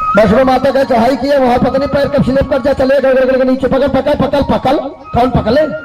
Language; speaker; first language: Hindi; native; Hindi